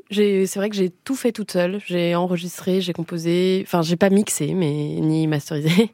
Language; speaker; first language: French; early bilingual, other home language; Portuguese